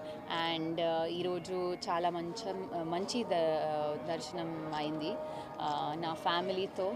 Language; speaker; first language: Telugu; non-native, learner; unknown